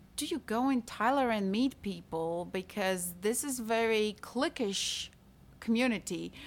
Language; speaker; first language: English; non-native, fluent; Latvian